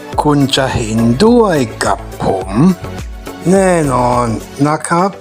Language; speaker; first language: Thai; non-native, fluent; German